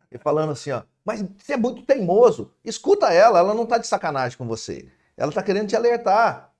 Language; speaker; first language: Portuguese; native; Portuguese